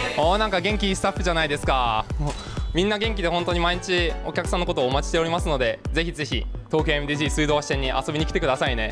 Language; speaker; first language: Japanese; early bilingual, heritage; Japanese